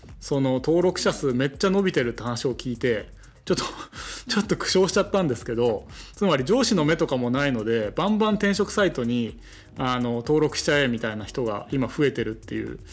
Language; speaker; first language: Japanese; native; Japanese